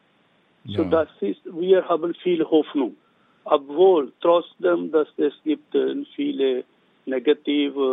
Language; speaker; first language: German; non-native, learner; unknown